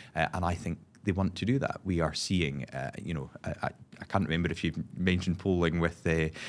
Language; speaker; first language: English; native; English